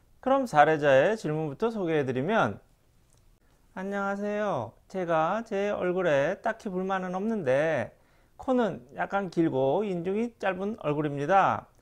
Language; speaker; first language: Korean; native; Korean